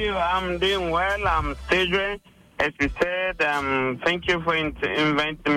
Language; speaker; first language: English; non-native, local second language; Tswana